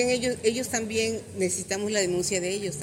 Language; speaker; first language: Spanish; native; Spanish